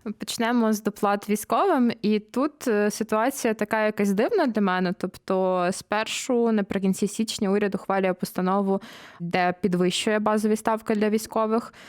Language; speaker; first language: Ukrainian; native; Ukrainian